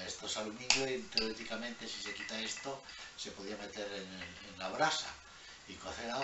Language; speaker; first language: Spanish; early bilingual, heritage; Spanish